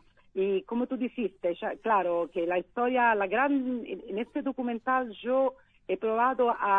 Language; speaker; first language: Spanish; non-native, learner; Italian